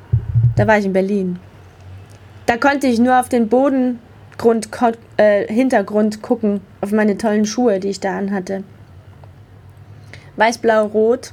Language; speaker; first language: German; native; German